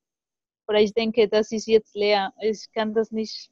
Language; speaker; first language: German; non-native, fluent; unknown